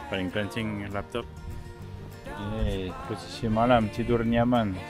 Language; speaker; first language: Indonesian; non-native, learner; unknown